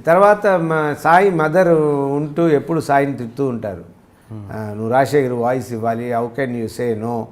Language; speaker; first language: Telugu; early bilingual, heritage; Telugu